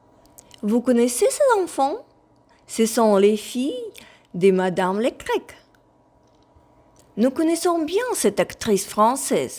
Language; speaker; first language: French; non-native, fluent; Ukrainian